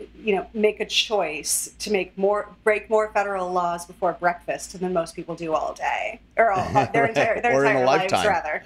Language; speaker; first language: English; native; English